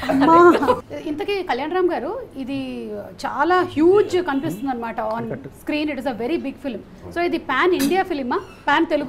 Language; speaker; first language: Telugu; native; Telugu